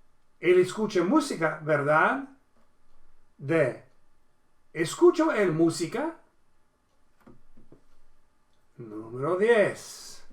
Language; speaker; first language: Spanish; non-native, fluent; English